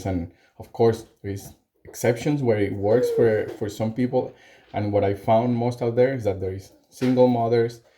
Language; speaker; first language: English; non-native, fluent; Spanish